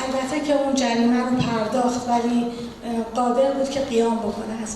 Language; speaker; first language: Persian; native; Persian